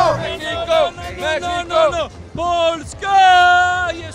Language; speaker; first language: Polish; early bilingual, heritage; Polish